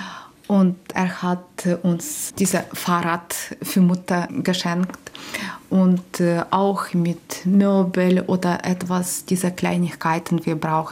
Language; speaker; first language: German; non-native, learner; Ukrainian